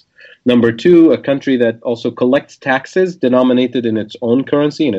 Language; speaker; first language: English; non-native, fluent; Arabic